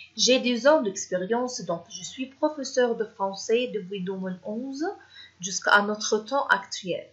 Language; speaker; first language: French; non-native, fluent; Arabic